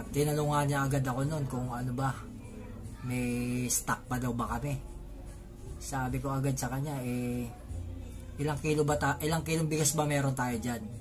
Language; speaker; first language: Filipino; native; Filipino